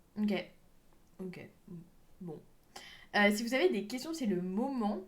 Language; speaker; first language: French; native; French